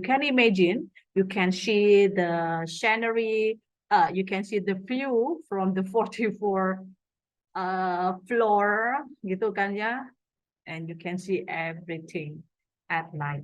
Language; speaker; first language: English; non-native, fluent; Indonesian